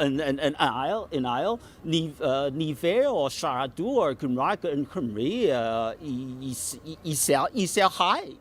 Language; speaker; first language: Welsh; non-native, learner; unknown